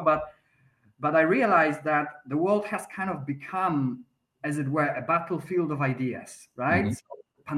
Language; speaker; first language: English; non-native, fluent; Polish